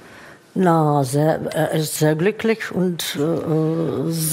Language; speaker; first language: German; non-native, fluent; Czech